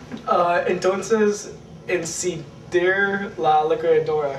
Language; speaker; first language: Spanish; non-native, learner; English